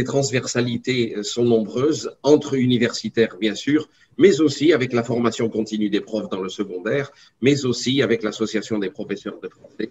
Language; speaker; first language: French; native; French